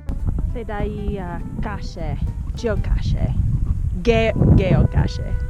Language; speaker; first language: Czech; non-native, learner; English